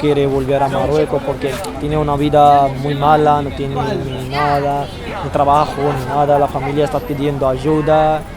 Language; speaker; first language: Spanish; non-native, fluent; Arabic